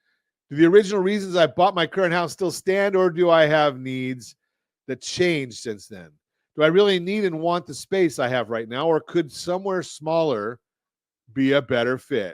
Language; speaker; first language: English; native; English